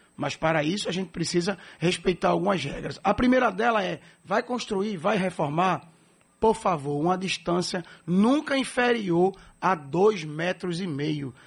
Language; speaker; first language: Portuguese; native; Portuguese